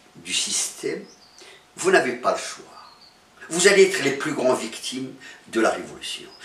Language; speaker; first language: French; non-native, local second language; Arabic